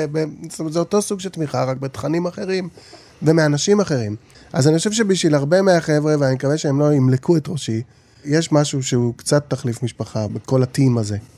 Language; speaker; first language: Hebrew; native; Hebrew